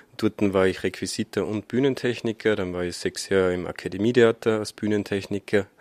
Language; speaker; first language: German; native; German